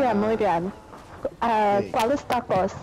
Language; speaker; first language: Spanish; non-native, learner; English